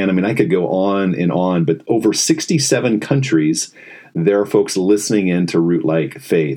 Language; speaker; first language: English; native; English